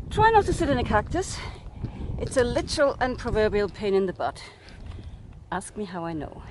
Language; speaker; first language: English; native; English